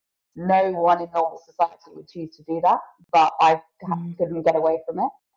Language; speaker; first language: English; native; English